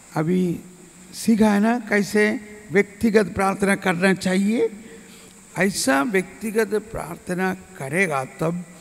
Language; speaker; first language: Hindi; non-native, local second language; Malayalam